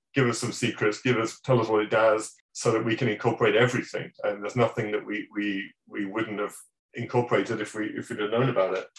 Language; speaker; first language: English; native; English